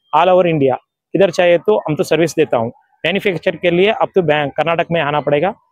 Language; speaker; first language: Hindi; non-native, local second language; Kannada